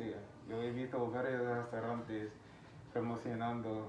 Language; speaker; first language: Spanish; non-native, fluent; English